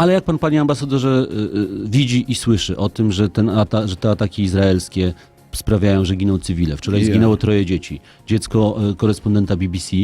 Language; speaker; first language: Polish; native; Polish